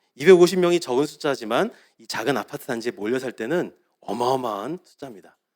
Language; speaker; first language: Korean; native; Korean